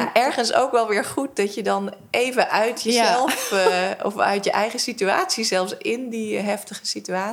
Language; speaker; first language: Dutch; native; Dutch